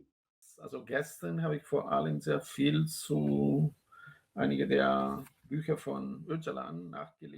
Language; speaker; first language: German; non-native, fluent; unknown